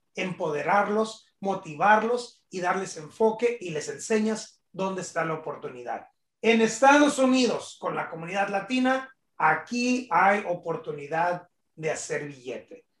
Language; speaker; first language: Spanish; early bilingual, heritage; Spanish